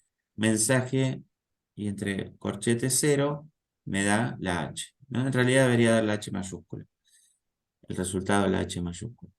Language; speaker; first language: Spanish; native; Spanish